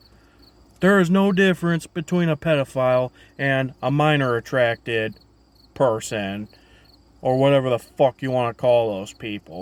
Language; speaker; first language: English; native; English